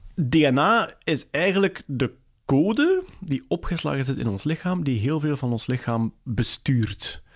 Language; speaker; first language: Dutch; native; Dutch